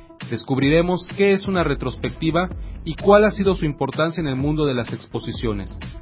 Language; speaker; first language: Spanish; native; Spanish